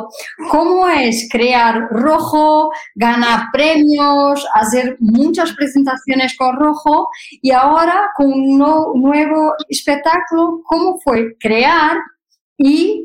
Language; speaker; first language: Spanish; non-native, fluent; Portuguese